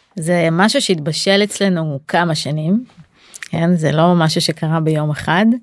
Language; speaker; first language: Hebrew; native; Hebrew